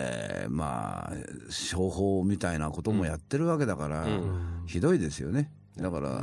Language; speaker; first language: Japanese; native; Japanese